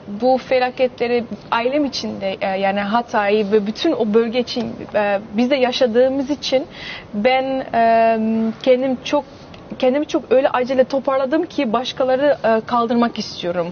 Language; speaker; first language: Turkish; early bilingual, heritage; Turkish